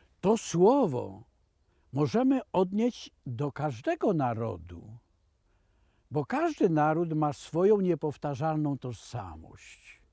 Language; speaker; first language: Polish; native; Polish